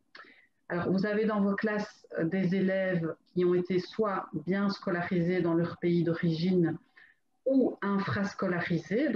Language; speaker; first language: French; native; French